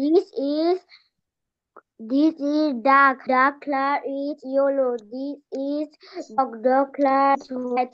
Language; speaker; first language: English; non-native, learner; Bangla